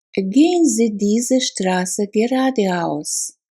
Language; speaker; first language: German; non-native, fluent; Russian